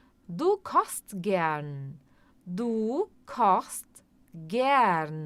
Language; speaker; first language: German; non-native, fluent; Portuguese